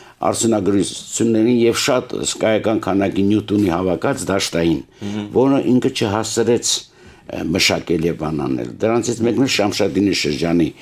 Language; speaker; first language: Armenian; native; Armenian